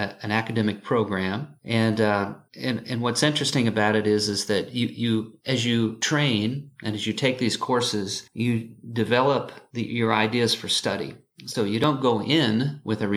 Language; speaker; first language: English; native; English